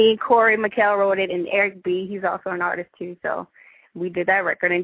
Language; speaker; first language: English; native; English